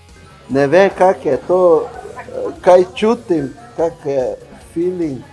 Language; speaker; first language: Slovenian; non-native, fluent; Portuguese